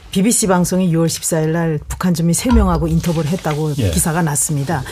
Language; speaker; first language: Korean; native; Korean